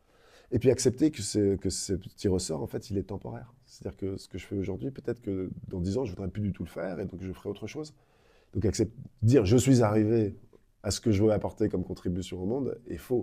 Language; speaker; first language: French; native; French